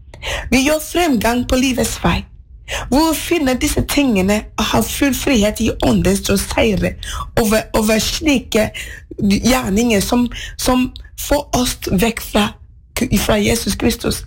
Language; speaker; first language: Norwegian; non-native, fluent; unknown